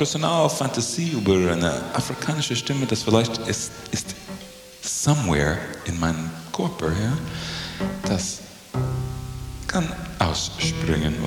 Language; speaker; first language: German; non-native, learner; English